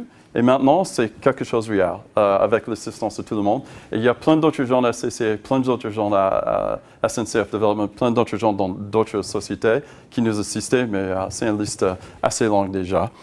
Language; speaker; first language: French; non-native, learner; English